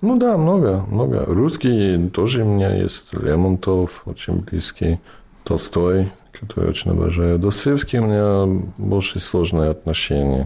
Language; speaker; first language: Russian; non-native, fluent; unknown